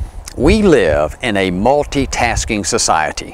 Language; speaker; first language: English; native; English